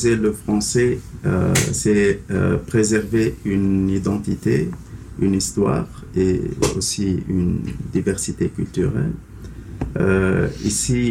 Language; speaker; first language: French; non-native, local second language; Arabic